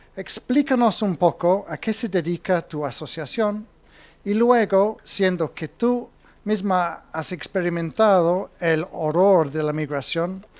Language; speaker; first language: Spanish; non-native, fluent; English